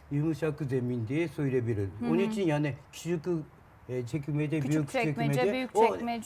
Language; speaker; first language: Turkish; non-native, learner; Japanese